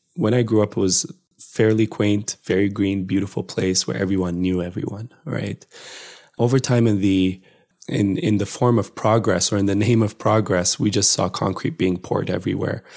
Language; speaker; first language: English; non-native, fluent; Amharic